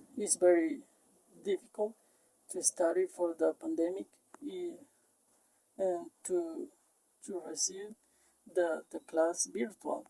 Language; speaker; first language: English; non-native, learner; Spanish